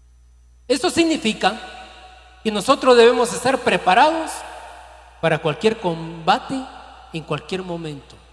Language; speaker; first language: Spanish; native; Spanish